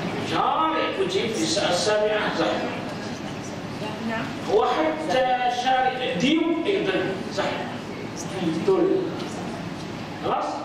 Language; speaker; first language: Arabic; non-native, fluent; Malay